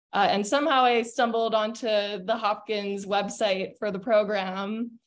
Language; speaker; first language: English; native; English